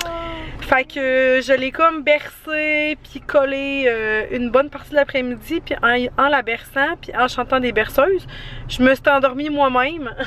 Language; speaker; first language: French; native; French